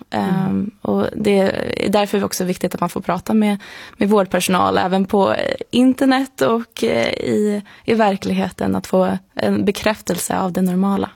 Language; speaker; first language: Swedish; native; Swedish